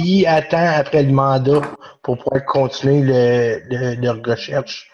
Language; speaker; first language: French; native; French